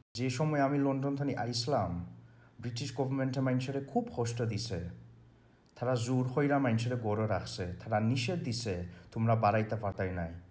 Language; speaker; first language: Bangla; early bilingual, heritage; Bangla